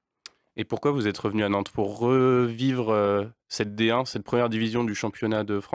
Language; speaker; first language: French; native; French